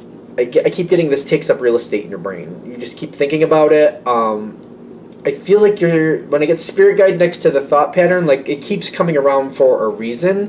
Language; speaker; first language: English; native; English